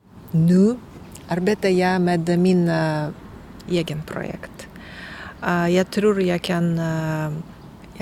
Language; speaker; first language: Swedish; non-native, learner; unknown